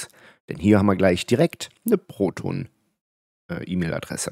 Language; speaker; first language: German; native; German